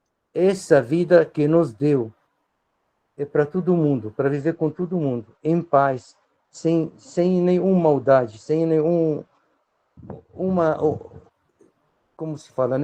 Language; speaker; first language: Portuguese; non-native, fluent; Arabic